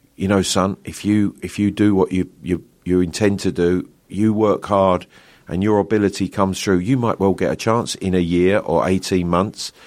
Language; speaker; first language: English; native; English